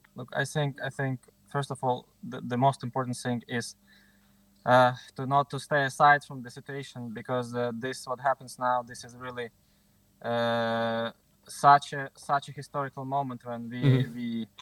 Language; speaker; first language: English; non-native, fluent; Ukrainian